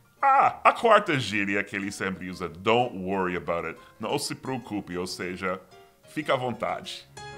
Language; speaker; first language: Portuguese; non-native, fluent; English